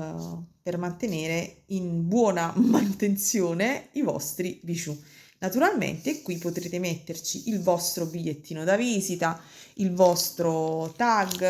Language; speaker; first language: Italian; native; Italian